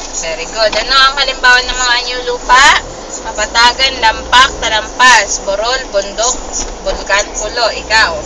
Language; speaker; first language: Filipino; native; Filipino